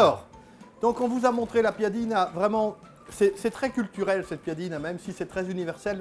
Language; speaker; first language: French; native; French